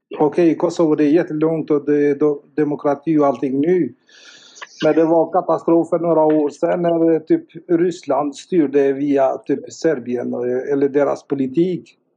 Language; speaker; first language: Swedish; non-native, fluent; Albanian